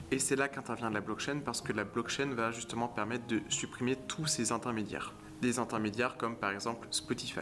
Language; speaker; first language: French; native; French